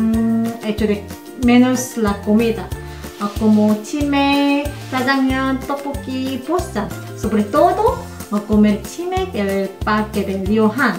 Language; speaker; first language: Spanish; non-native, learner; Korean